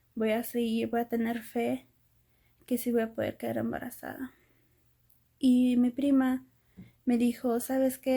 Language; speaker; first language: Spanish; early bilingual, heritage; Spanish